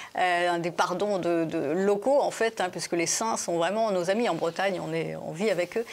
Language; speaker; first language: French; native; French